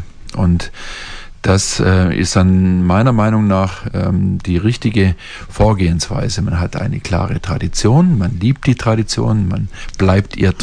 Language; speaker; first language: German; native; German